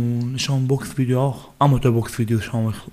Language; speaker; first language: German; non-native, learner; Baluchi